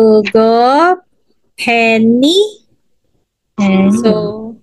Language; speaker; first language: Korean; non-native, fluent; Filipino